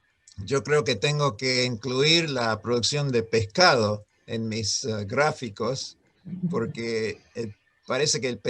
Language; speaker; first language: Spanish; non-native, fluent; English